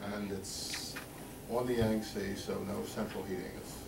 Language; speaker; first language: English; native; English